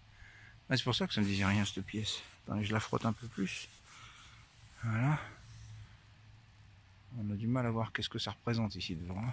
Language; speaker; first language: French; native; French